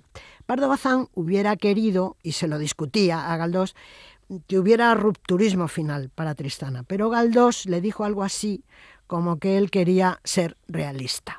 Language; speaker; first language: Spanish; native; Spanish